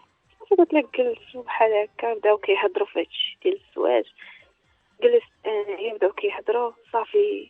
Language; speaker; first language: Arabic; native; Arabic